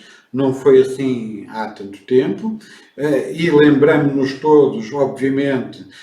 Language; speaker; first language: Portuguese; native; Portuguese